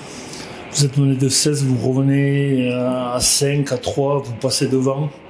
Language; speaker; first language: French; native; French